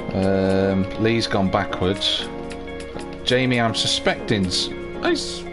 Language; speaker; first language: English; native; English